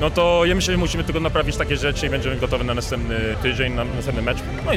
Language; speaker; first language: Polish; non-native, learner; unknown